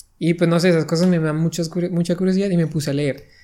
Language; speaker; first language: Spanish; native; Spanish